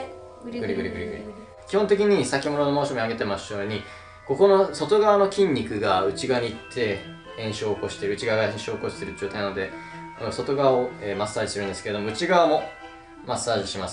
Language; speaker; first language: Japanese; native; Japanese